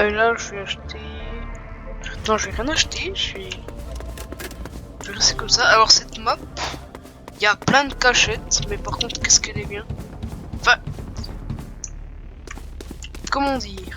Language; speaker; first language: French; native; French